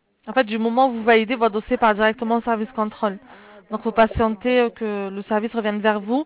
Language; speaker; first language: French; native; French